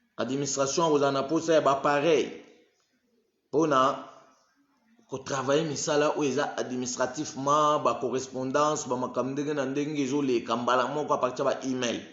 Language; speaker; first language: Lingala; non-native, local second language; Kongo